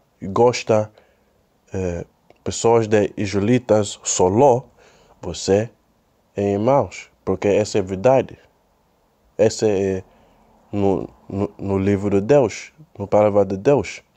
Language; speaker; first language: Portuguese; non-native, learner; Spanish